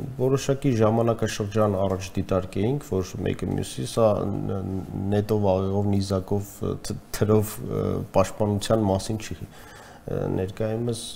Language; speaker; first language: Armenian; native; Armenian